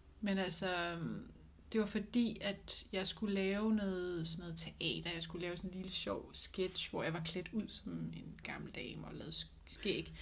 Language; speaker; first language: Danish; native; Danish